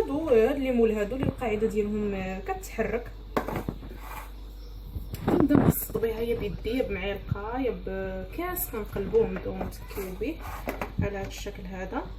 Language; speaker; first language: Arabic; native; Arabic